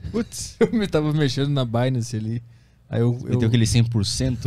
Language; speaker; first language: Portuguese; native; Portuguese